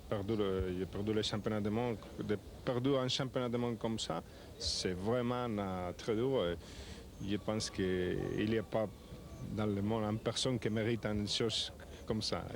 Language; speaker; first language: French; non-native, learner; Spanish